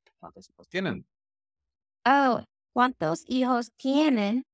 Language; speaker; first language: Spanish; non-native, learner; English